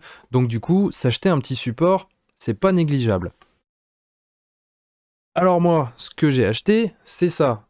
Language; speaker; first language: French; native; French